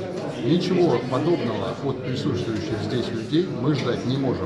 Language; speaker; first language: Russian; native; Russian